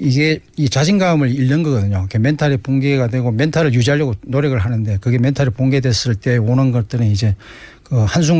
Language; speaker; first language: Korean; native; Korean